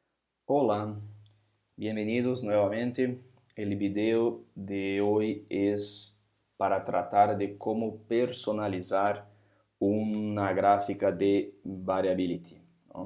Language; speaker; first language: Spanish; non-native, fluent; Portuguese